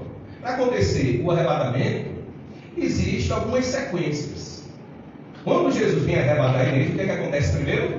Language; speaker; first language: Portuguese; native; Portuguese